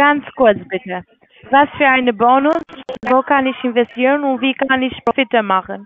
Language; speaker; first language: German; non-native, learner; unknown